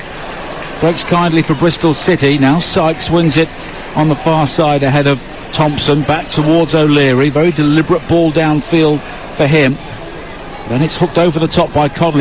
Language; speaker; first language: English; native; English